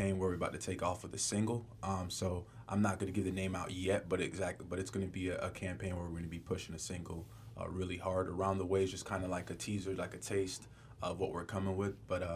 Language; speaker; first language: English; native; English